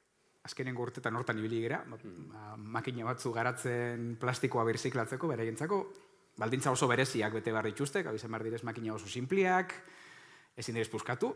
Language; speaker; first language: Basque; native; Basque